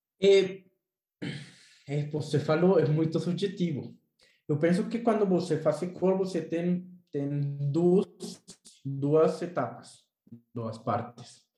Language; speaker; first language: Portuguese; non-native, learner; Spanish